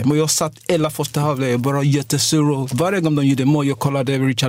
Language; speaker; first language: Swedish; non-native, fluent; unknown